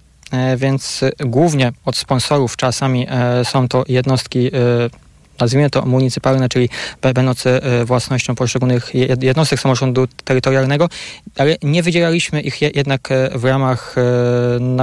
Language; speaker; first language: Polish; native; Polish